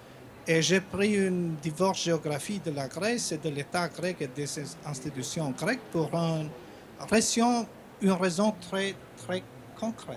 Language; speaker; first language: French; non-native, fluent; Albanian